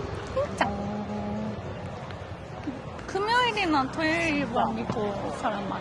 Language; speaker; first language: Korean; non-native, fluent; Japanese